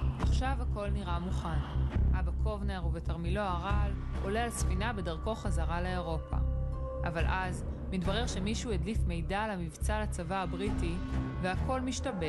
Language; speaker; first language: Hebrew; native; Hebrew